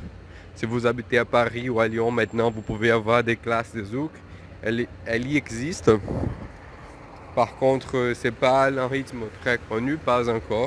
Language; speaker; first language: French; non-native, fluent; Portuguese